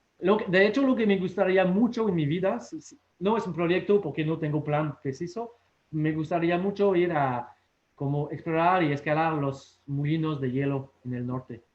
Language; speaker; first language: Spanish; non-native, fluent; French